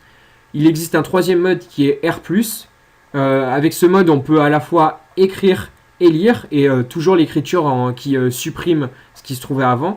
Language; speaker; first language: French; native; French